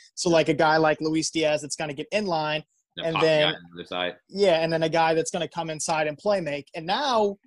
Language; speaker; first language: English; native; English